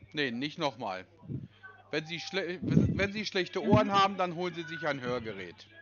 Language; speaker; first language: German; native; German